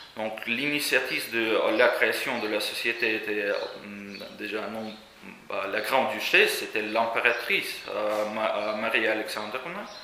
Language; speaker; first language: French; non-native, fluent; Russian